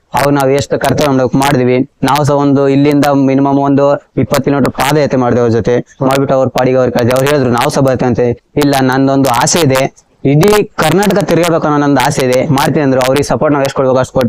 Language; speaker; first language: Kannada; native; Kannada